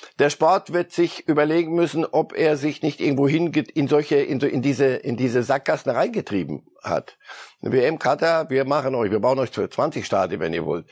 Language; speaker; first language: German; early bilingual, other home language; Polish